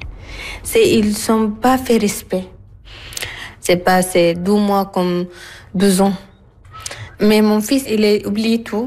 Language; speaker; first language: French; non-native, learner; Arabic